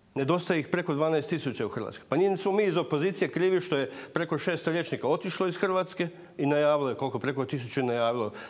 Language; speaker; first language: Croatian; native; Croatian